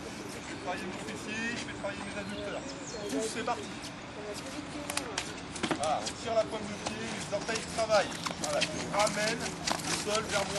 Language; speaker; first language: French; native; French